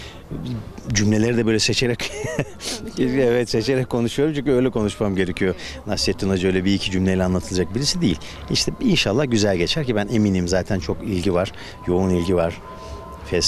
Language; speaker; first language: Turkish; native; Turkish